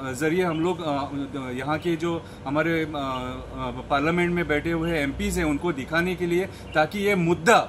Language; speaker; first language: Hindi; non-native, local second language; Konkani